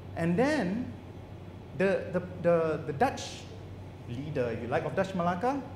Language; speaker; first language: English; non-native, local second language; Malay